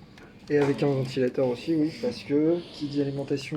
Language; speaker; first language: French; native; French